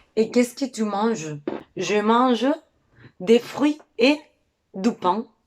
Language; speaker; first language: French; non-native, fluent; Spanish